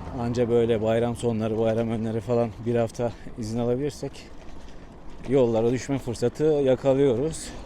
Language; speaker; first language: Turkish; native; Turkish